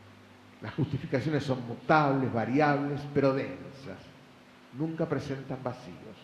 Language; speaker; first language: Spanish; native; Spanish